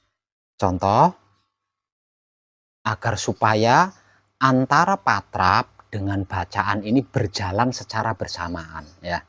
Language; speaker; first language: Indonesian; non-native, local second language; Javanese